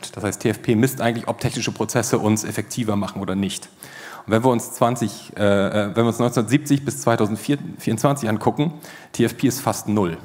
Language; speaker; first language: German; native; German